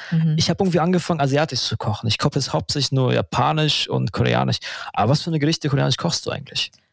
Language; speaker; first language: German; native; German